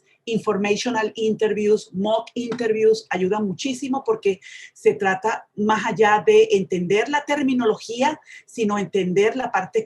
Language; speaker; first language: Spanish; native; Spanish